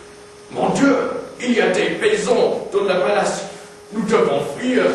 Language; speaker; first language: French; non-native, learner; English